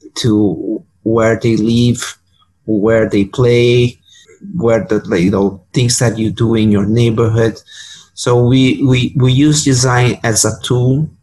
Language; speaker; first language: English; non-native, fluent; Portuguese